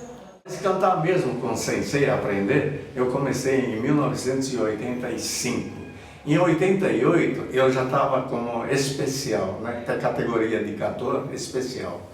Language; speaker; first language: Portuguese; early bilingual, other home language; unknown